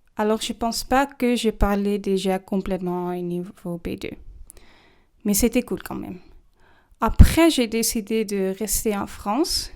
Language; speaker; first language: French; non-native, fluent; English